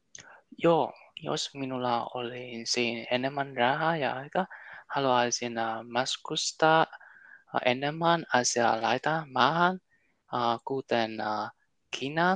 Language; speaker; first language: Finnish; non-native, learner; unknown